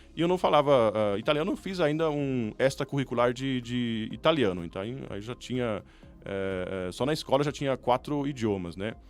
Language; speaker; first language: Portuguese; non-native, fluent; German